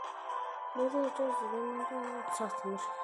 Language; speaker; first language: Turkish; non-native, learner; Azerbaijani